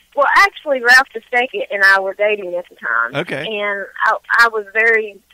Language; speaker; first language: English; native; English